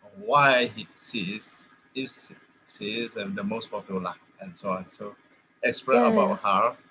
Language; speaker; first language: English; non-native, learner; Tedim Chin